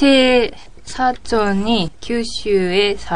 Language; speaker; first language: Korean; non-native, learner; Japanese